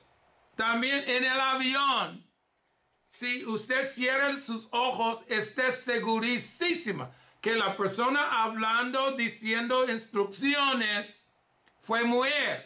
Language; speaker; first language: Spanish; early bilingual, heritage; English